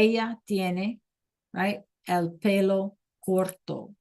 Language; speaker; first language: Spanish; non-native, learner; English